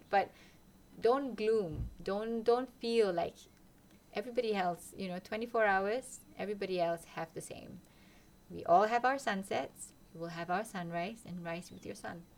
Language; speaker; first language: English; non-native, local second language; Malay